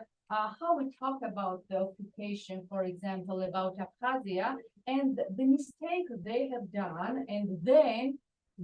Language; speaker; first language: English; non-native, fluent; Georgian